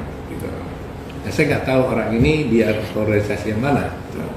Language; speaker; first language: Indonesian; native; Indonesian